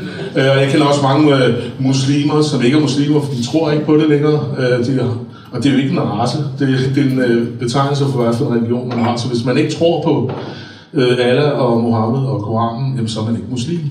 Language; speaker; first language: Danish; native; Danish